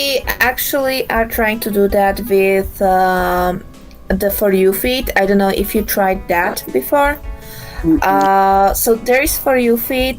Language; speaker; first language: English; non-native, fluent; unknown